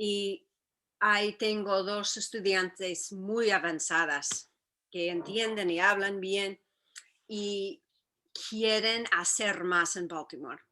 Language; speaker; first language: Spanish; non-native, fluent; English